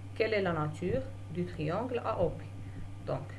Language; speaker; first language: French; non-native, local second language; Arabic